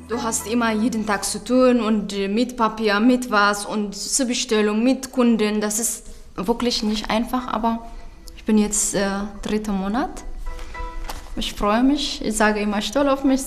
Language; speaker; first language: German; non-native, learner; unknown